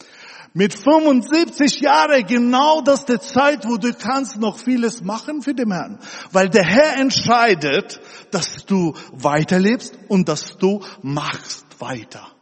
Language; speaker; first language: German; non-native, fluent; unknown